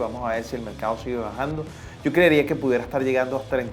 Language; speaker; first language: Spanish; native; Spanish